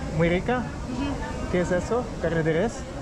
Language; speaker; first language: Spanish; non-native, learner; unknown